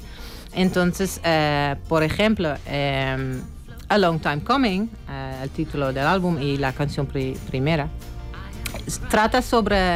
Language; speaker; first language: Spanish; non-native, fluent; Dutch